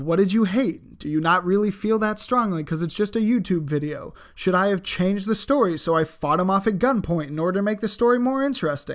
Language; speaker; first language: English; native; English